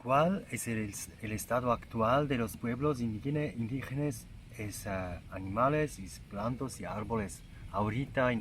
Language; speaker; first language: Spanish; non-native, learner; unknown